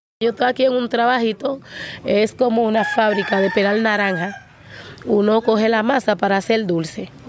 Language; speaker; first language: Spanish; native; Spanish